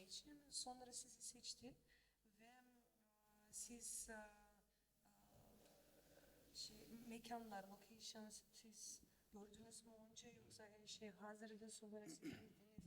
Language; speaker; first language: Turkish; non-native, learner; Macedonian